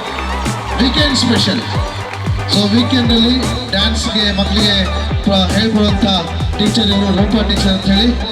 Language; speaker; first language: Kannada; native; Kannada